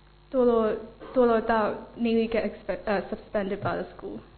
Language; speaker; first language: English; non-native, fluent; Chinese